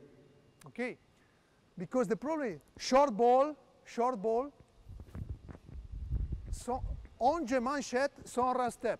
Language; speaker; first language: English; non-native, learner; Italian